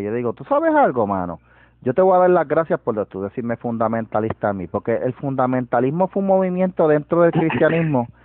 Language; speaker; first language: Spanish; native; Spanish